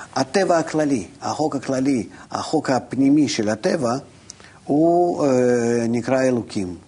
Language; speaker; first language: Hebrew; non-native, fluent; Russian